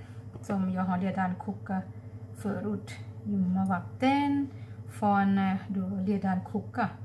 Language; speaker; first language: Swedish; non-native, learner; Thai